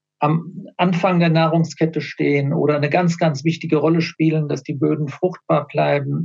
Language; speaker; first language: German; native; German